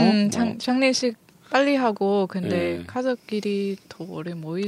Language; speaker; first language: Korean; non-native, learner; English